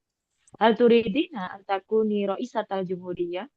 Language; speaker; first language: Arabic; non-native, learner; Indonesian